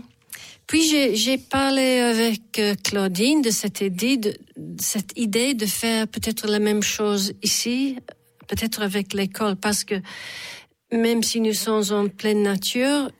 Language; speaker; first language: French; non-native, fluent; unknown